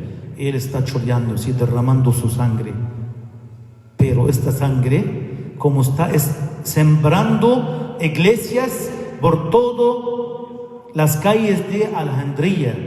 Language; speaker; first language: Spanish; non-native, fluent; Arabic